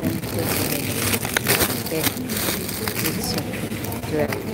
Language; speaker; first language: English; non-native, local second language; Filipino